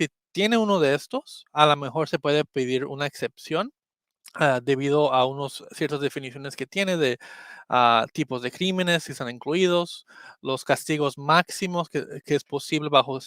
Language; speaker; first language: Spanish; early bilingual, heritage; Spanish